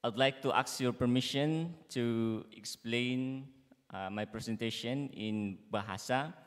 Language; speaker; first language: English; non-native, fluent; Indonesian